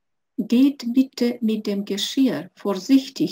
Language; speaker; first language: German; non-native, fluent; Russian